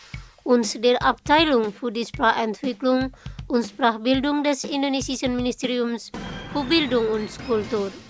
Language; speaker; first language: German; non-native, fluent; Indonesian